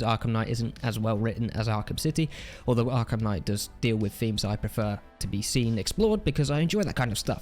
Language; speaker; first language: English; native; English